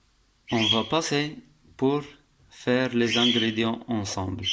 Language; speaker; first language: French; non-native, learner; Arabic